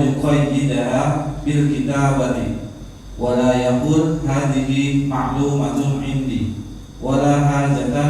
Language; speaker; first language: Arabic; non-native, learner; Indonesian